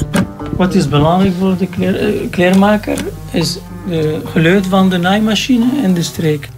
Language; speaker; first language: Dutch; non-native, learner; Arabic